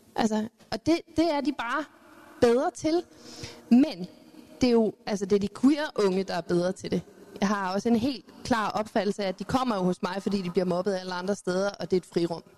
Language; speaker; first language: Danish; early bilingual, other home language; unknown